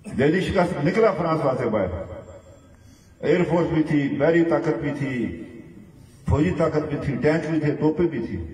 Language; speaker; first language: Urdu; non-native, local second language; Pahari-Potwari